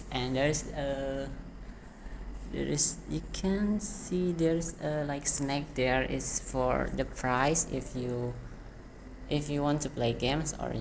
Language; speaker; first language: English; non-native, learner; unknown